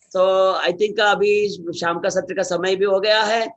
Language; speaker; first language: Hindi; non-native, local second language; Telugu